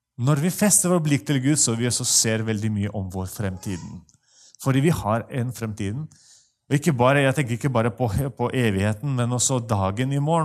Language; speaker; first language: Norwegian; non-native, fluent; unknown